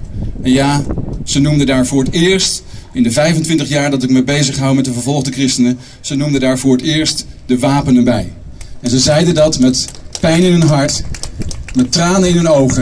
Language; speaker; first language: Dutch; native; Dutch